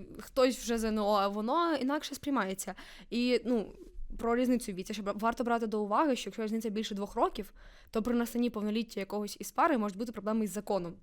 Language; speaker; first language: Ukrainian; native; Ukrainian